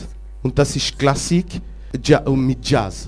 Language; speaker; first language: German; non-native, local second language; French